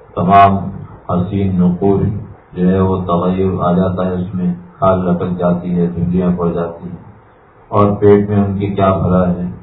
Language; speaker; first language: Urdu; native; Urdu